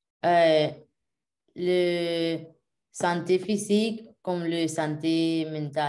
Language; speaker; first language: French; non-native, learner; Spanish